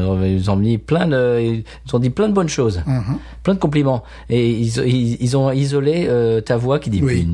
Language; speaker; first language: French; native; French